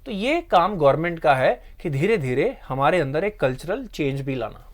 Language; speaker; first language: Hindi; non-native, local second language; Punjabi